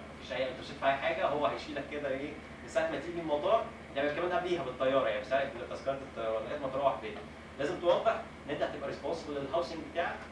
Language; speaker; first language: Arabic; native; Arabic